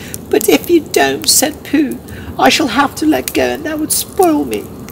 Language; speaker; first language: English; early bilingual, heritage; English